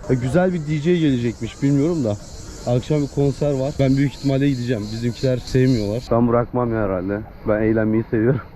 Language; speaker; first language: Turkish; native; Turkish